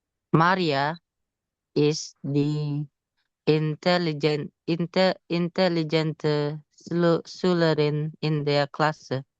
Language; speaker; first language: German; non-native, learner; Indonesian